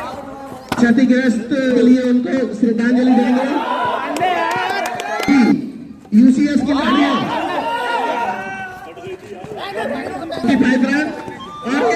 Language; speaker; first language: Hindi; native; Hindi